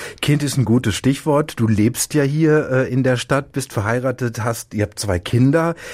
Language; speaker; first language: German; native; German